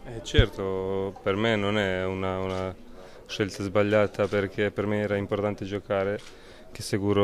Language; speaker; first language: Italian; non-native, learner; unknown